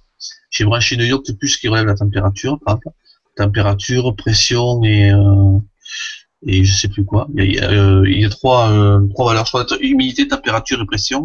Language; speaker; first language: French; native; French